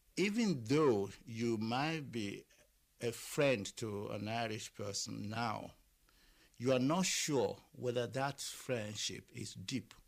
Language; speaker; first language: English; non-native, local second language; Yoruba